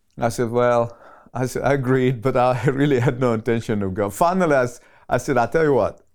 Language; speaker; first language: English; non-native, fluent; Arabic